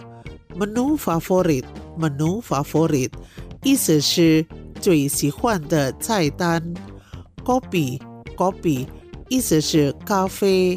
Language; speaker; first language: Chinese; non-native, fluent; Indonesian